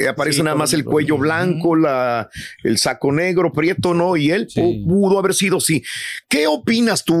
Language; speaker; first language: Spanish; native; Spanish